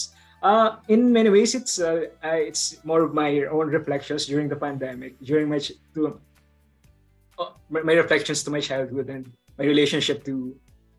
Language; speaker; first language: English; non-native, local second language; Bikol